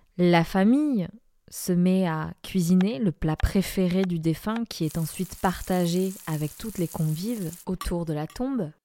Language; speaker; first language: French; non-native, fluent; Spanish